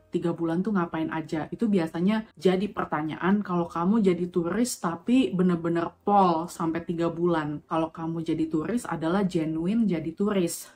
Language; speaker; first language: Indonesian; native; Indonesian